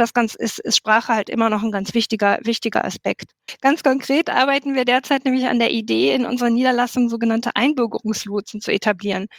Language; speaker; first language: German; native; German